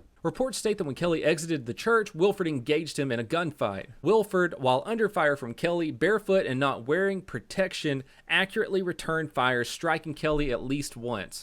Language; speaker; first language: English; native; English